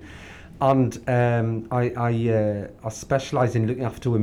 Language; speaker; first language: English; native; English